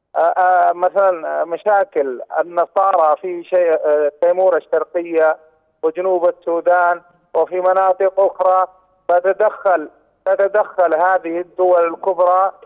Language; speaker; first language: Arabic; non-native, fluent; Urdu